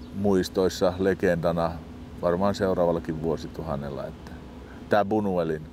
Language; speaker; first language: Finnish; native; Finnish